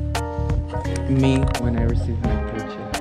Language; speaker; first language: English; non-native, fluent; Slovak